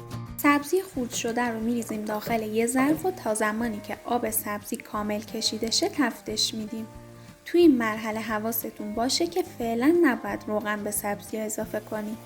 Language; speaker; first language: Persian; native; Persian